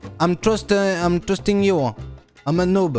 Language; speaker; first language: English; non-native, learner; French